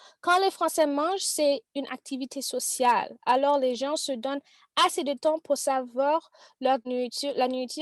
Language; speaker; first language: French; non-native, learner; English